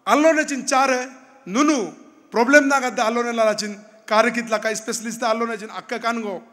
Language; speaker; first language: Hindi; non-native, local second language; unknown